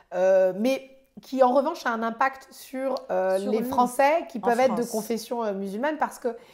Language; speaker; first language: French; native; French